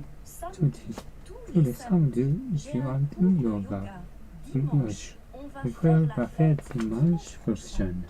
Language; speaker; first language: French; non-native, learner; Japanese